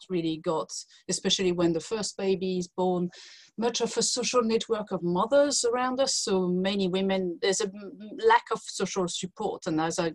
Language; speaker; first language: English; non-native, fluent; French